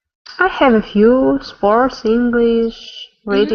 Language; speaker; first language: English; non-native, learner; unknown